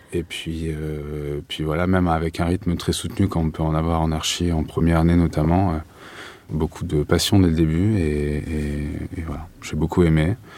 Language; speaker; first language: French; native; French